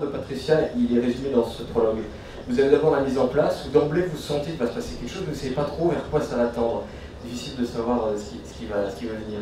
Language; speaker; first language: French; native; French